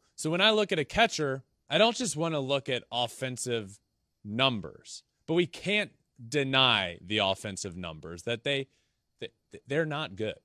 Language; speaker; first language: English; native; English